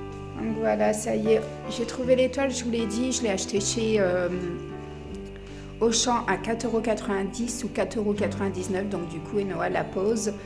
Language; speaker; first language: French; native; French